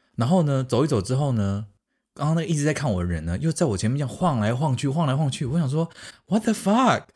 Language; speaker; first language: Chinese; native; Chinese